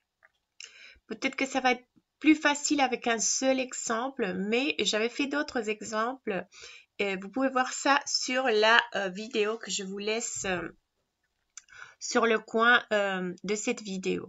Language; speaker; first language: French; non-native, fluent; Spanish